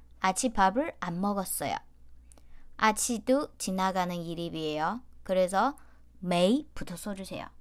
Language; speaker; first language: Korean; non-native, fluent; Chinese